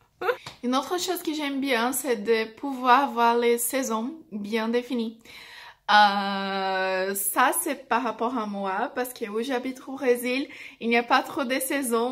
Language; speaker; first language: French; non-native, fluent; Portuguese